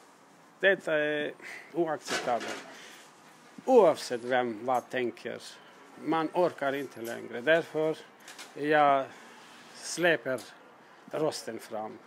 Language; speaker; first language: Swedish; non-native, learner; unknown